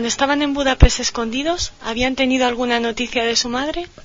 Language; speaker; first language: Spanish; native; Spanish